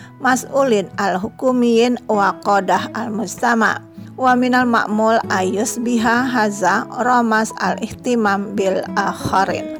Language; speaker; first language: Arabic; non-native, fluent; Indonesian